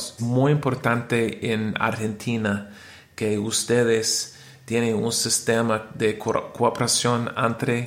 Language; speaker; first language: Spanish; non-native, learner; English